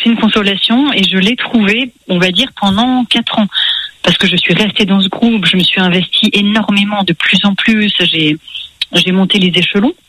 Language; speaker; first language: French; native; French